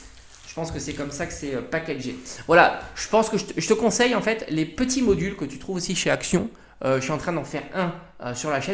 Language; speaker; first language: French; native; French